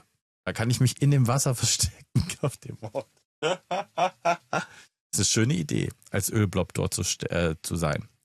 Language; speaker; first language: German; native; German